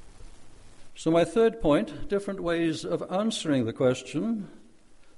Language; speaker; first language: English; native; English